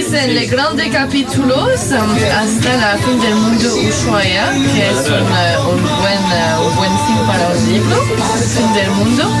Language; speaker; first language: Spanish; non-native, learner; French